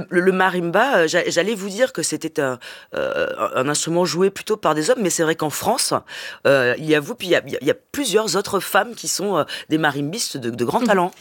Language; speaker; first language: French; native; French